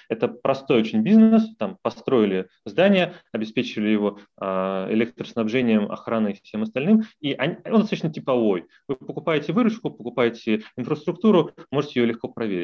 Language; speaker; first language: Russian; native; Russian